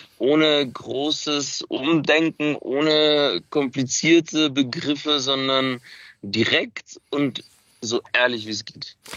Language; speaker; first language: German; early bilingual, other home language; Macedonian